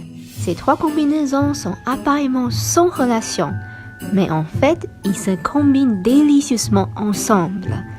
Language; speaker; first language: French; non-native, fluent; Chinese